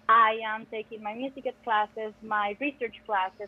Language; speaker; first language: English; non-native, fluent; Spanish